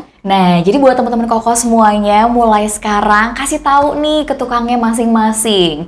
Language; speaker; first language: Indonesian; native; Indonesian